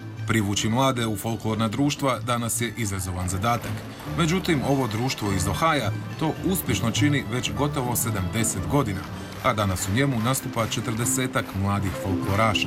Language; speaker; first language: Serbian; native; Serbian